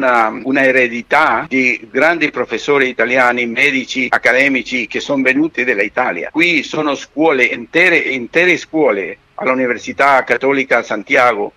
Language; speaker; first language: Italian; non-native, fluent; Spanish